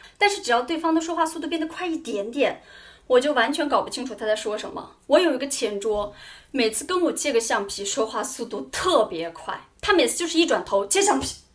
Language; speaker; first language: Chinese; non-native, local second language; Uyghur